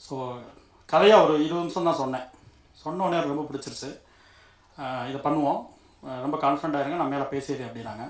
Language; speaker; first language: Tamil; native; Tamil